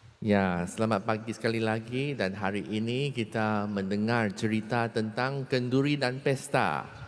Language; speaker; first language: Malay; non-native, local second language; Chinese